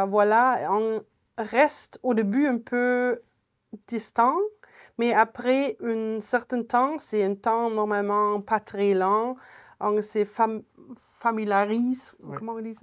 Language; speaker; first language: French; non-native, fluent; German